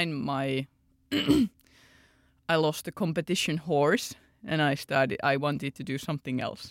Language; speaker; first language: English; non-native, fluent; Finnish